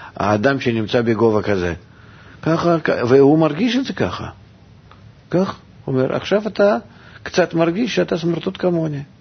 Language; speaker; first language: Hebrew; non-native, fluent; Russian